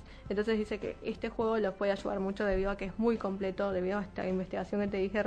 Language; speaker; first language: Spanish; native; Spanish